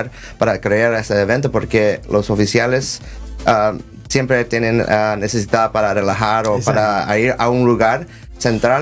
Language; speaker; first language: Spanish; early bilingual, heritage; Spanish